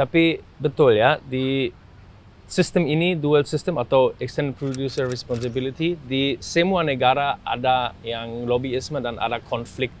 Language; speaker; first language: Indonesian; non-native, fluent; German